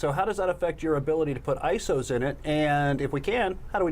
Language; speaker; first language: English; native; English